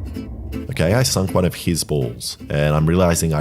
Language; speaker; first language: English; native; English